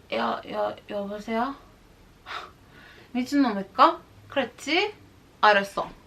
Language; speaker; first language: Korean; non-native, learner; English